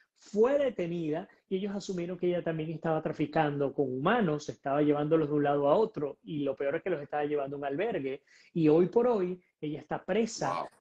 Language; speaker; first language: Spanish; native; Spanish